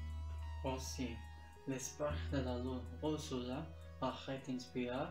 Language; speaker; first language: French; non-native, learner; Spanish